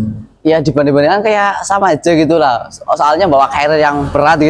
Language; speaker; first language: Indonesian; native; Indonesian